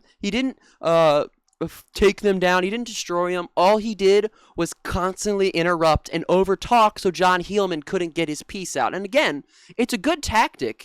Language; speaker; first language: English; native; English